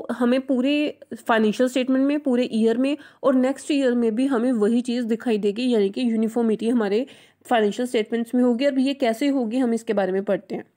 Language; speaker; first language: Hindi; non-native, local second language; Punjabi